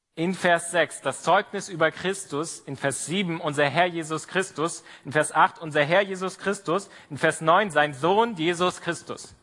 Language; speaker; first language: German; native; German